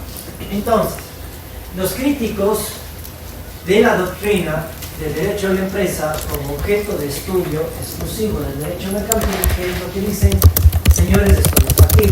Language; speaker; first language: Spanish; native; Spanish